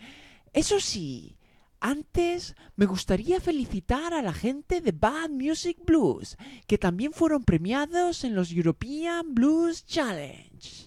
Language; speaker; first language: Spanish; native; Spanish